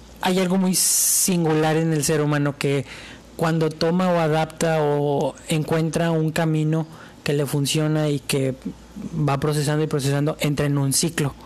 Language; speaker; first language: Spanish; native; Spanish